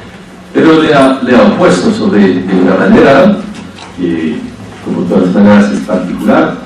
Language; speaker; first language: Spanish; non-native, fluent; French